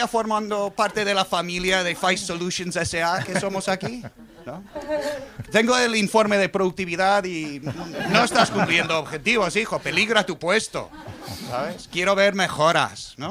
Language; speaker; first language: Spanish; non-native, fluent; English